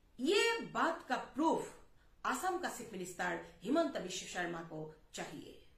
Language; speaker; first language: Hindi; non-native, local second language; Assamese